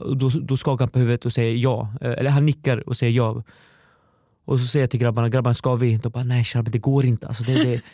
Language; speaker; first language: Swedish; early bilingual, other home language; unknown